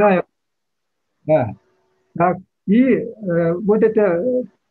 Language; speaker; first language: Russian; non-native, local second language; Yakut